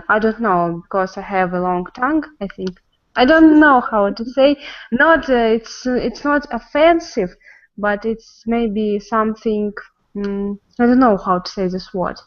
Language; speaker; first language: English; non-native, learner; Russian